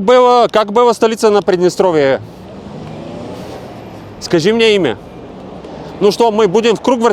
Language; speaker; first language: Russian; non-native, learner; Bulgarian